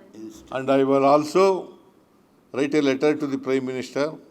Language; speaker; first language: English; non-native, local second language; Kannada